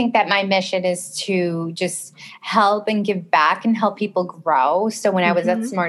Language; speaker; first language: English; early bilingual, other home language; Spanish